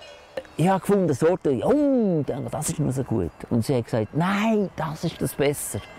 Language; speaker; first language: German; non-native, local second language; French